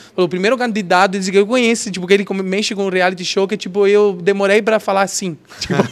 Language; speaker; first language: Portuguese; non-native, fluent; Italian